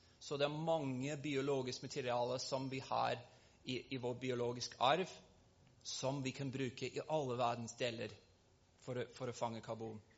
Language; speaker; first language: Norwegian; non-native, fluent; English